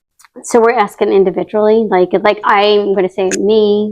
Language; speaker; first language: English; native; English